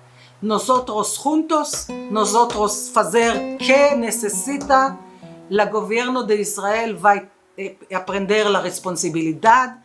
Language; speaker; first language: Portuguese; non-native, learner; Spanish